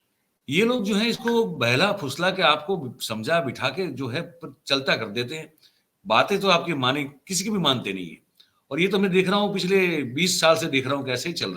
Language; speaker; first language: Hindi; non-native, local second language; Gujarati